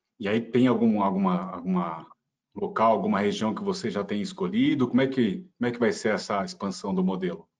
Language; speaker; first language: Portuguese; native; Portuguese